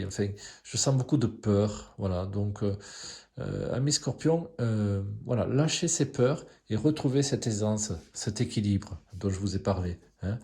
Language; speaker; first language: French; native; French